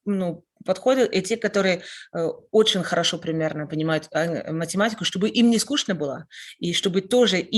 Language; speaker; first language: Russian; non-native, fluent; French